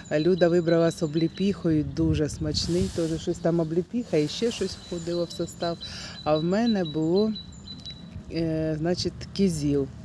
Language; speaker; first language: Ukrainian; native; Ukrainian